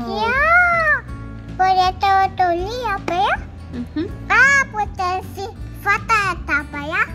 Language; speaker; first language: Spanish; early bilingual, heritage; Spanish